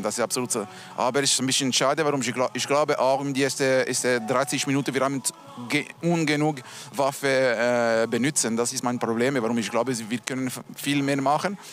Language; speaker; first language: German; non-native, local second language; Italian